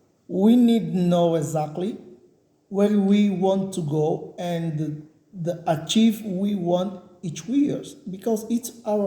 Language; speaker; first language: English; non-native, learner; Portuguese